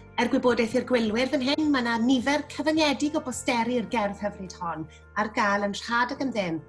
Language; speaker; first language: Welsh; native; Welsh